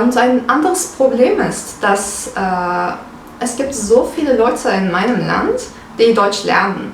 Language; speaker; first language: German; non-native, fluent; Turkish